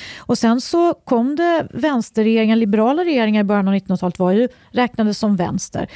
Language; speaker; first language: Swedish; native; Swedish